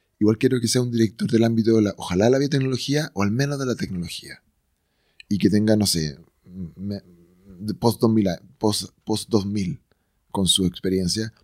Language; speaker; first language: Spanish; native; Spanish